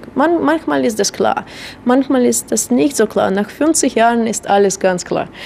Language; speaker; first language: German; non-native, fluent; Russian